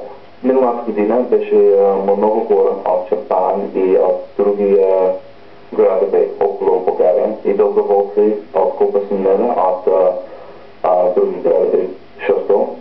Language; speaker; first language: Bulgarian; non-native, learner; English